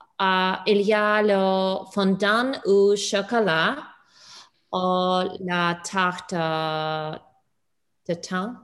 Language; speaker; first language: French; non-native, learner; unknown